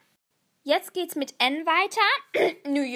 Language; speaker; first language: German; native; German